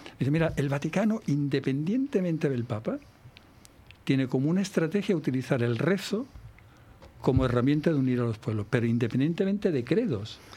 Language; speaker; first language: Spanish; native; Spanish